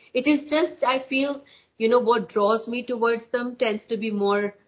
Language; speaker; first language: English; non-native, local second language; Hindi